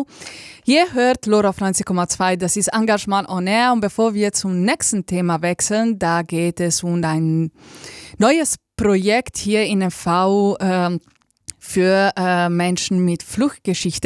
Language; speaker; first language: German; native; German